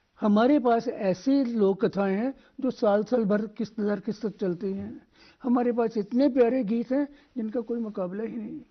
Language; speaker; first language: Hindi; non-native, local second language; Dogri